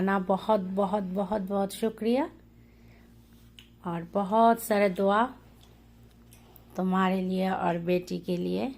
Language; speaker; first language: Hindi; non-native, learner; Bangla